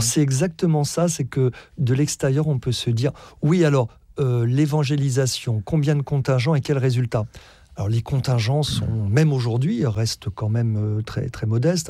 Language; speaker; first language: French; native; French